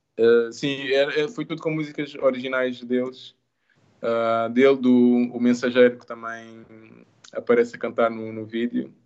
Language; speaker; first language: Portuguese; native; Portuguese